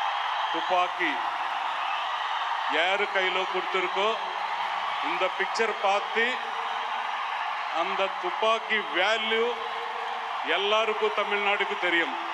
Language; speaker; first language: Tamil; non-native, learner; Telugu